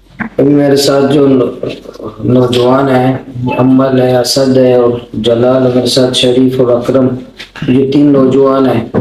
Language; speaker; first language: Urdu; non-native, local second language; Baluchi